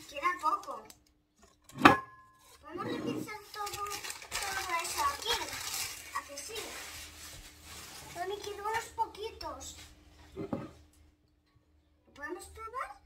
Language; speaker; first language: Spanish; early bilingual, other home language; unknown